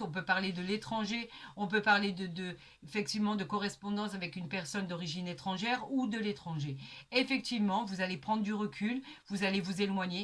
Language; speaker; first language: French; native; French